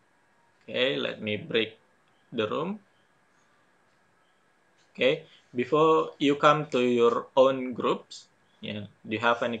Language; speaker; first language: English; non-native, fluent; Indonesian